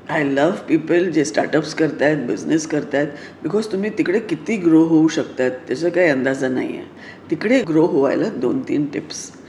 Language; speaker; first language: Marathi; non-native, local second language; Sindhi